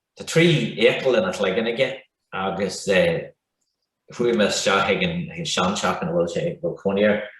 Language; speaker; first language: Irish; non-native, local second language; English